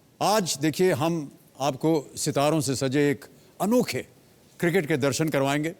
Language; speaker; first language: Hindi; native; Hindi